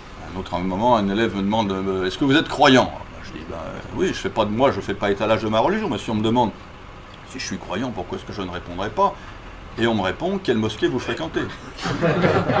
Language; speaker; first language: French; native; French